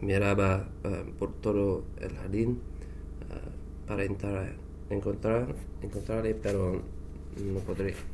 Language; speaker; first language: Spanish; non-native, learner; English